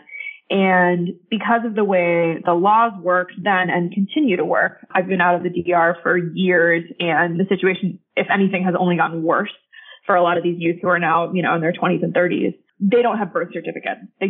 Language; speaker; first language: English; native; English